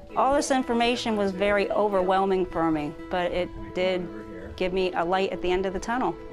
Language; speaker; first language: English; native; English